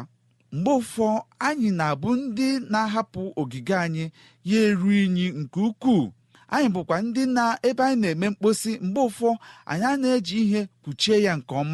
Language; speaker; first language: Igbo; native; Igbo